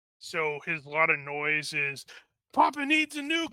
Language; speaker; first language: English; native; English